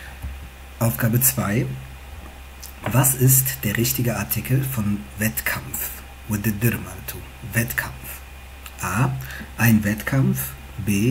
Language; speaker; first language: German; non-native, fluent; Tigrinya